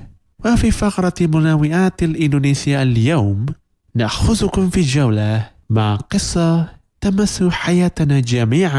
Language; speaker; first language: Arabic; non-native, fluent; Indonesian